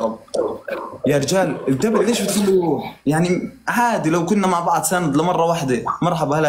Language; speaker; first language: Arabic; native; Arabic